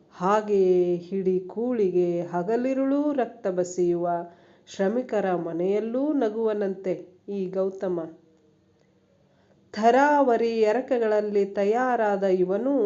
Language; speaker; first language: Kannada; native; Kannada